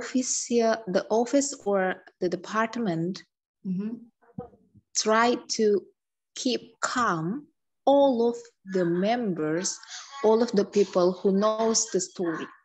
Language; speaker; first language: English; non-native, learner; Indonesian